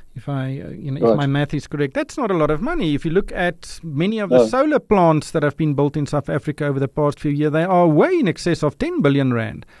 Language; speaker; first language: English; non-native, local second language; Afrikaans